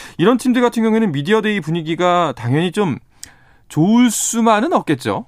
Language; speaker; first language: Korean; native; Korean